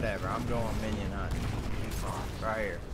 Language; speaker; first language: English; native; English